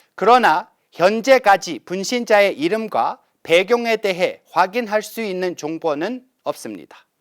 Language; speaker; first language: Korean; non-native, fluent; Tibetan